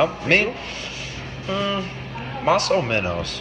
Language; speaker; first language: Spanish; non-native, learner; English